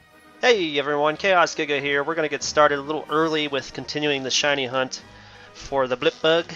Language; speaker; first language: English; native; English